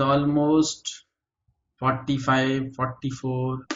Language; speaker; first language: English; non-native, local second language; Hindi